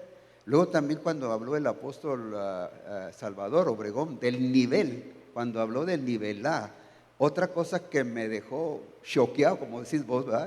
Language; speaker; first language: Spanish; native; Spanish